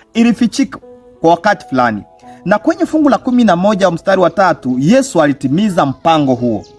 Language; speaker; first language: Swahili; native; Swahili